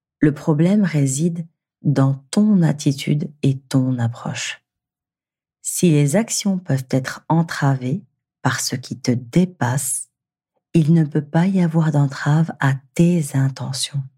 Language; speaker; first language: French; native; French